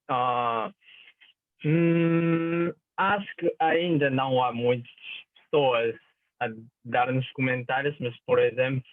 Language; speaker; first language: Portuguese; non-native, fluent; Japanese